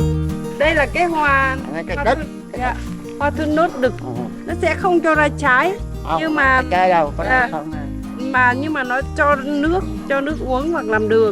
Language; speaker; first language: Vietnamese; native; Vietnamese